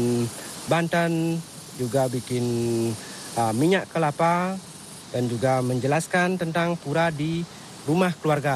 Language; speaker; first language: Indonesian; non-native, local second language; Balinese